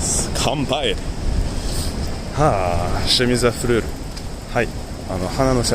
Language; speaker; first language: Japanese; non-native, fluent; French